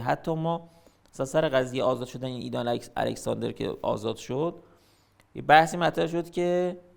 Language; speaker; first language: Persian; native; Persian